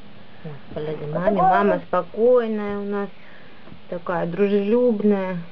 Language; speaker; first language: Russian; native; Russian